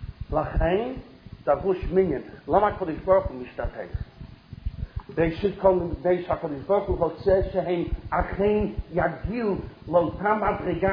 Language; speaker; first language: Hebrew; non-native, fluent; English